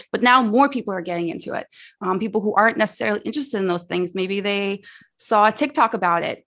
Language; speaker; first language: English; early bilingual, other home language; Russian